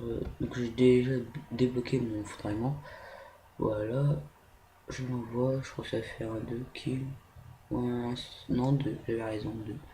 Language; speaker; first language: French; native; French